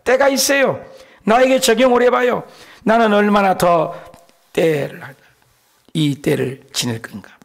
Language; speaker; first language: Korean; native; Korean